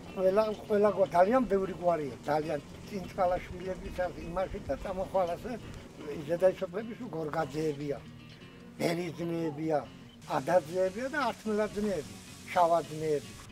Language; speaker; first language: Georgian; native; Georgian